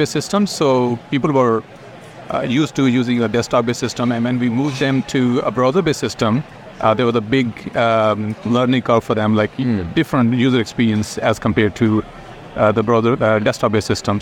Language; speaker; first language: English; non-native, local second language; Urdu